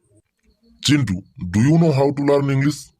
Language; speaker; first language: English; non-native, local second language; Bangla